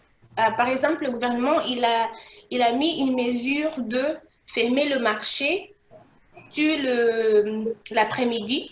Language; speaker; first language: French; non-native, local second language; Portuguese